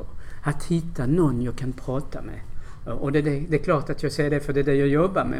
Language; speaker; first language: Swedish; non-native, fluent; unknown